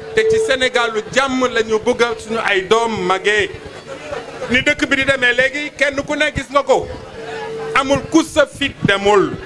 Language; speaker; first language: Wolof; native; Wolof